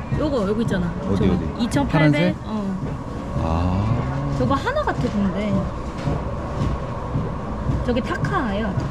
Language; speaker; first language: Korean; native; Korean